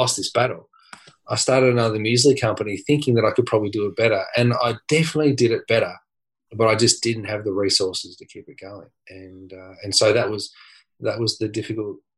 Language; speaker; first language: English; native; English